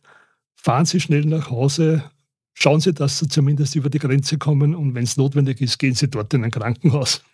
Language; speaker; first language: German; native; German